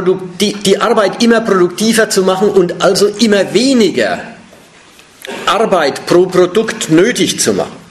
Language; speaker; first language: German; native; German